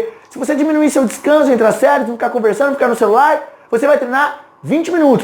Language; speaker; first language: Portuguese; native; Portuguese